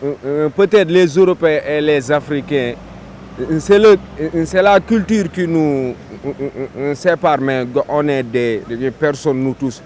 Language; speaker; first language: French; non-native, local second language; Wolof